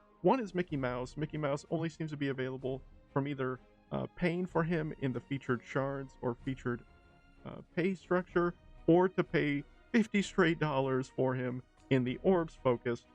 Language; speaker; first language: English; native; English